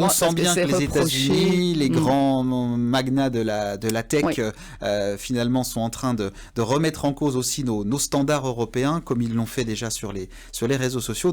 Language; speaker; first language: French; native; French